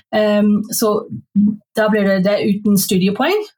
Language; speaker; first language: Norwegian; non-native, fluent; English